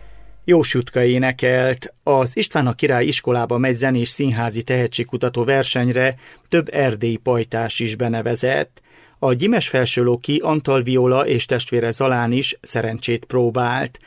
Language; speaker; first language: Hungarian; native; Hungarian